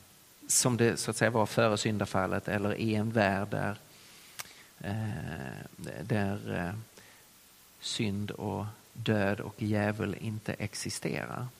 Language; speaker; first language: Swedish; native; Swedish